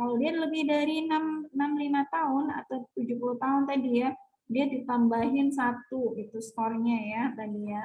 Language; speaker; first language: Indonesian; native; Indonesian